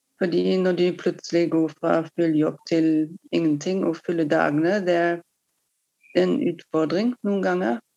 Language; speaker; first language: Norwegian; non-native, fluent; German